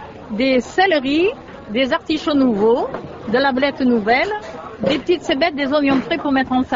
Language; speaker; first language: French; native; French